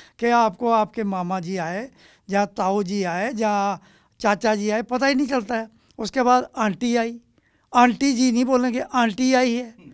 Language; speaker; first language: Hindi; non-native, local second language; Dogri